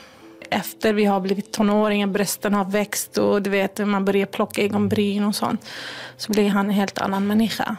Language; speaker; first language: Swedish; non-native, fluent; Kurdish